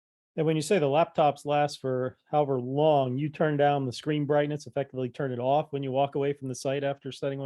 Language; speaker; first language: English; native; English